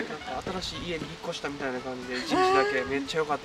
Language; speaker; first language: Japanese; native; Japanese